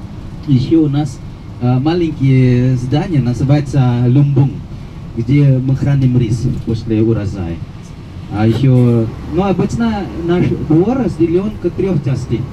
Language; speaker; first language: Russian; non-native, fluent; Balinese